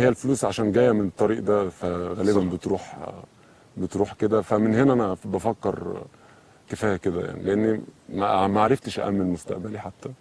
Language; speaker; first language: Arabic; native; Arabic